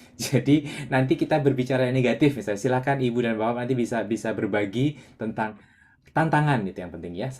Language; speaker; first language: Indonesian; non-native, local second language; Javanese